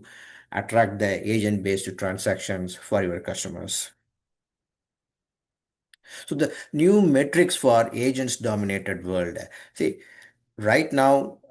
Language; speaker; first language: English; non-native, local second language; Tamil